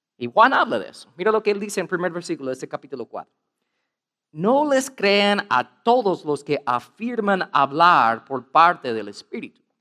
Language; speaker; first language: Spanish; non-native, fluent; English